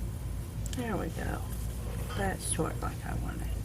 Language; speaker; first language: English; native; English